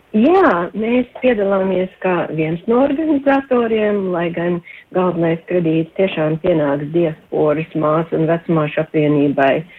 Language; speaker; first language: Latvian; early bilingual, heritage; Latvian